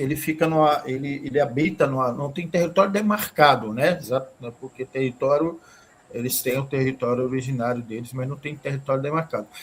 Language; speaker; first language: Portuguese; native; Portuguese